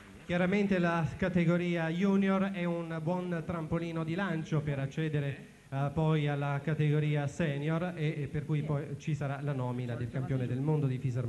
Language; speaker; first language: Italian; native; Italian